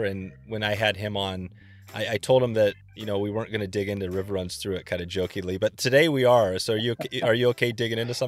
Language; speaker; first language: English; native; English